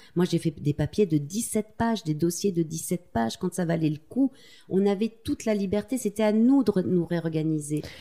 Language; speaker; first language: French; native; French